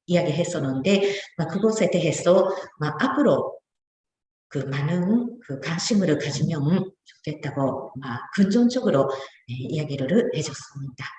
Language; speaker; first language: Korean; non-native, fluent; Japanese